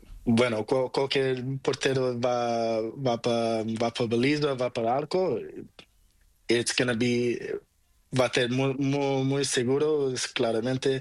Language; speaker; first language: Spanish; non-native, learner; Portuguese